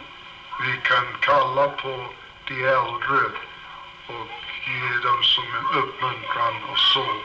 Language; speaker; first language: Swedish; early bilingual, heritage; Swedish